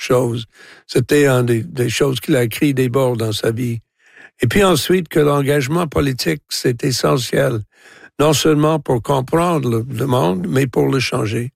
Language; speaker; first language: French; non-native, local second language; English